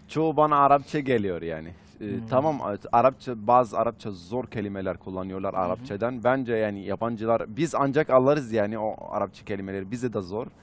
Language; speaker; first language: Turkish; non-native, fluent; Arabic